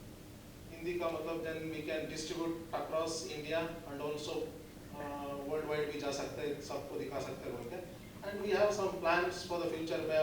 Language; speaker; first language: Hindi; non-native, local second language; Kannada